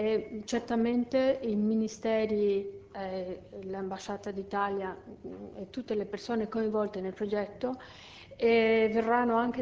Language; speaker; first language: Italian; non-native, fluent; Spanish